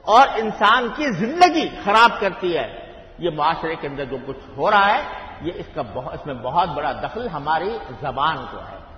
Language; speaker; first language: Urdu; native; Urdu